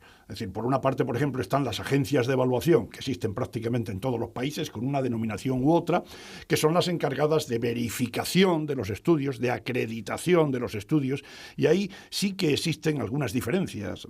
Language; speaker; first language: Spanish; native; Spanish